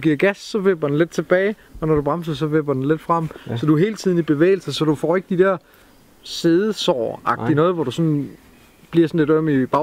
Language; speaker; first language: Danish; native; Danish